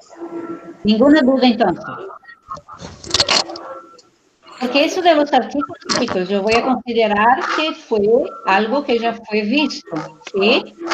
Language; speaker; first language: Spanish; non-native, fluent; Portuguese